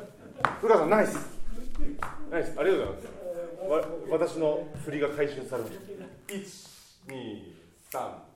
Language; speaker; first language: Japanese; native; Japanese